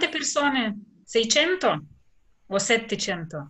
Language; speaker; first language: Italian; non-native, fluent; Russian